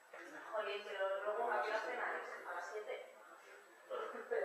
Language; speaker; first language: Spanish; native; Spanish